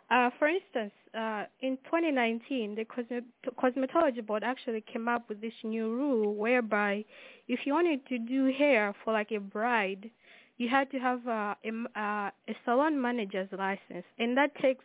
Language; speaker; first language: English; non-native, local second language; Nyanja